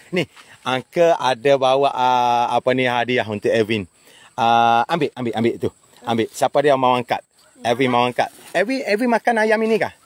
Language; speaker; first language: Malay; native; Malay